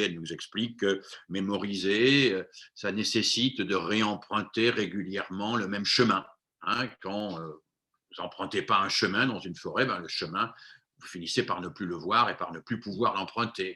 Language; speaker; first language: French; native; French